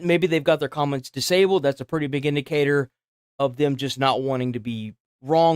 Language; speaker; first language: English; native; English